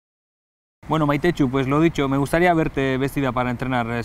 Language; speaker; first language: Spanish; native; Spanish